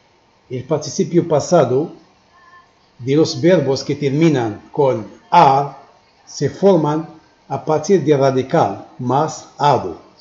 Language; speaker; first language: Spanish; non-native, fluent; Arabic